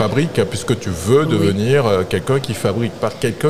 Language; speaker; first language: French; native; French